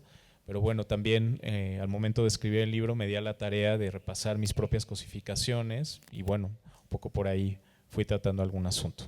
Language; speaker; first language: Spanish; native; Spanish